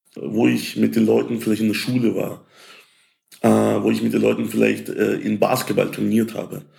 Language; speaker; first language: German; early bilingual, other home language; Ukrainian